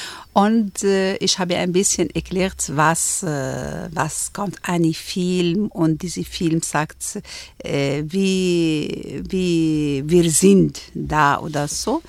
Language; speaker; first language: German; non-native, learner; Arabic